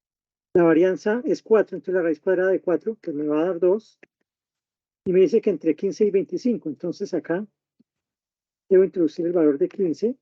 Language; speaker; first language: Spanish; native; Spanish